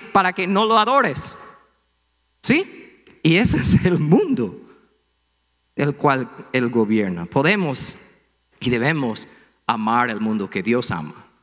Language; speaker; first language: Spanish; non-native, fluent; English